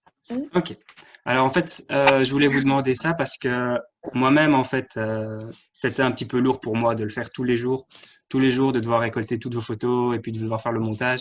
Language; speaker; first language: French; native; French